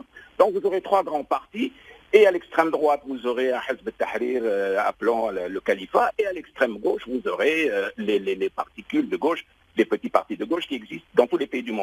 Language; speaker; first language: French; non-native, local second language; Arabic